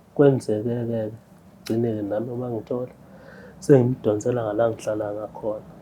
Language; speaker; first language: Zulu; native; Zulu